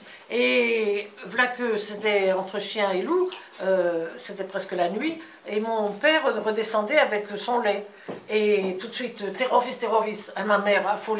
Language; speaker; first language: French; native; French